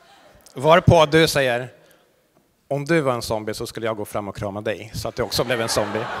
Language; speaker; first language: Swedish; native; Swedish